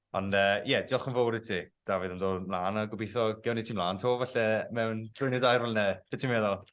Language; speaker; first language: Welsh; native; Welsh